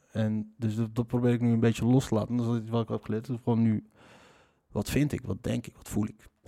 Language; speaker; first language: Dutch; early bilingual, other home language; Riffian